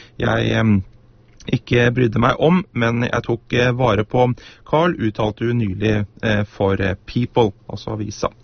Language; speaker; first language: Norwegian; native; Norwegian